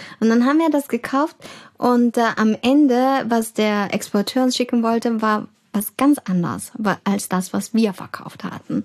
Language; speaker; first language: German; early bilingual, heritage; German